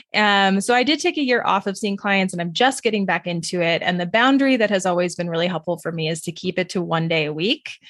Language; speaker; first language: English; native; English